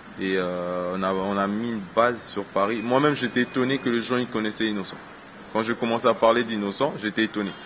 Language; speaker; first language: French; non-native, local second language; Lingala